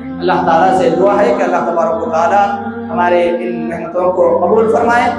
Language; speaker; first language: Urdu; native; Urdu